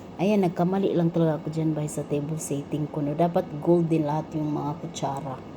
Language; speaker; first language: Filipino; non-native, local second language; Cebuano